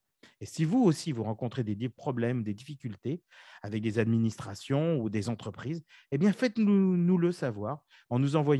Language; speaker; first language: French; native; French